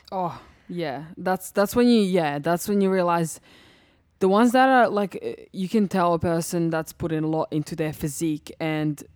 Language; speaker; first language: English; early bilingual, other home language; Serbian